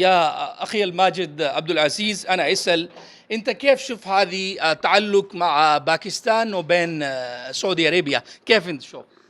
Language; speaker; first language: Arabic; non-native, learner; Urdu